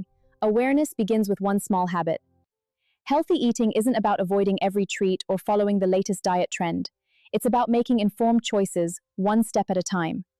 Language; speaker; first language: English; non-native, fluent; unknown